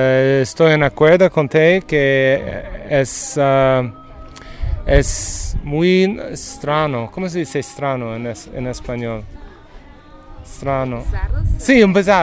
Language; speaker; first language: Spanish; non-native, learner; English